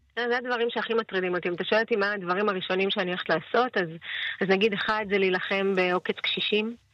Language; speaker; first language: Hebrew; early bilingual, other home language; Russian